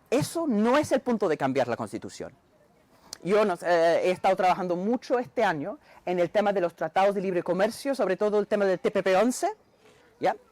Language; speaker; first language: Spanish; non-native, fluent; English